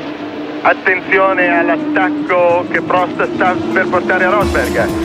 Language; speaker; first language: Italian; native; Italian